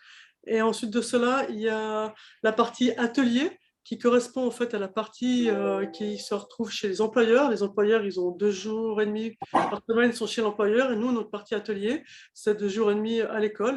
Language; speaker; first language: French; native; French